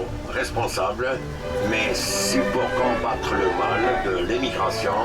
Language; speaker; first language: French; non-native, local second language; Arabic